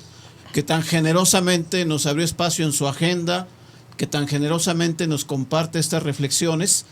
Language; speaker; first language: Spanish; native; Spanish